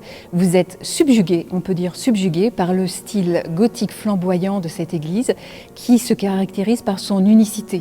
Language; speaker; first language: French; native; French